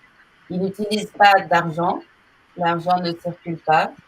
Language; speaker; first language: French; non-native, fluent; Portuguese